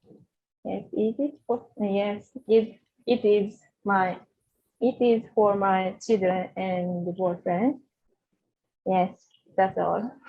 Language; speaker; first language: English; non-native, learner; Japanese